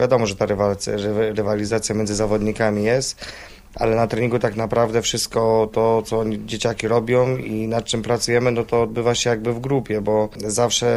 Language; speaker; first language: Polish; native; Polish